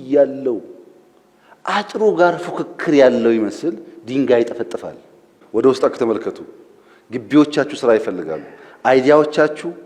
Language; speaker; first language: Amharic; non-native, local second language; Oromo